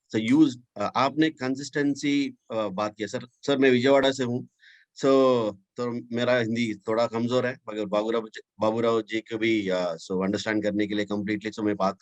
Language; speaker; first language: Hindi; non-native, local second language; Telugu